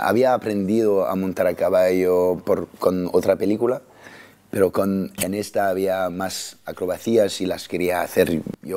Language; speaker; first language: Spanish; non-native, fluent; French